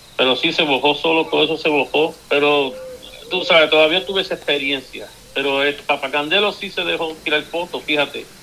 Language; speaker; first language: Spanish; early bilingual, heritage; Spanish